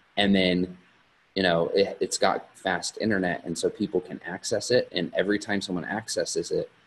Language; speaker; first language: English; native; English